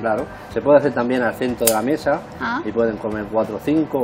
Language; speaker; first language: Spanish; native; Spanish